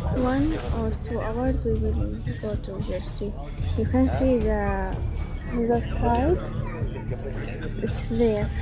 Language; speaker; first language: English; non-native, learner; Arabic